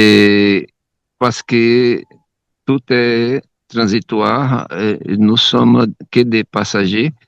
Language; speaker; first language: French; non-native, fluent; Portuguese